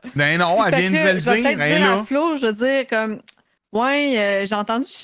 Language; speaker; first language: French; native; French